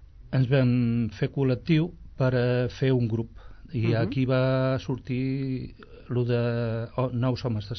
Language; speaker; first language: Catalan; non-native, local second language; Spanish